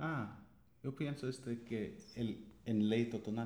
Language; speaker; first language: Spanish; non-native, fluent; English